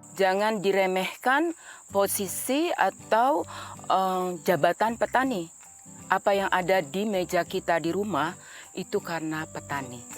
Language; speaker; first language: Indonesian; native; Indonesian